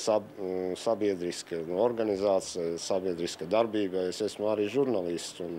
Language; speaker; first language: Latvian; non-native, local second language; Russian